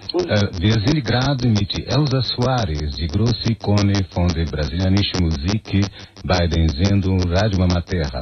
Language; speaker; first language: German; non-native, learner; Portuguese